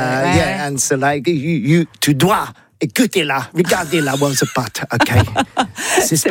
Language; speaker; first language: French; non-native, learner; English